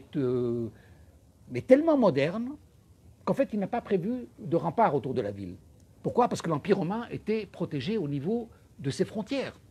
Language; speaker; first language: French; non-native, local second language; Arabic